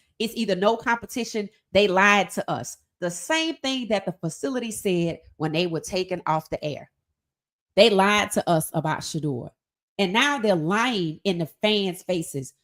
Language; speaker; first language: English; native; English